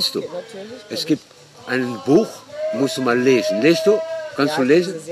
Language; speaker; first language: German; non-native, fluent; Dutch